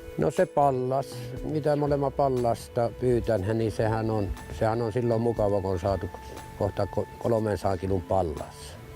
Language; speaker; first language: Finnish; early bilingual, heritage; Finnish